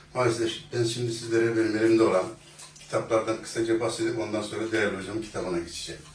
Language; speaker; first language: Turkish; native; Turkish